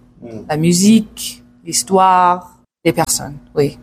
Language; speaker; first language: French; non-native, learner; English